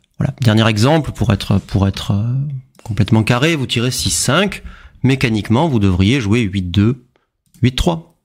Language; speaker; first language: French; native; French